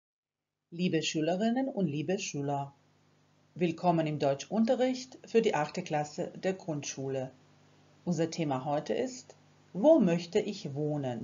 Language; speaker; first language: German; non-native, fluent; Croatian